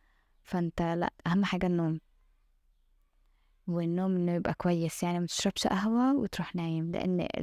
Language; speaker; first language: Arabic; native; Arabic